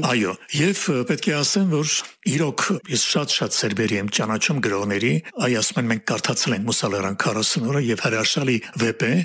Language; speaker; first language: Armenian; native; Armenian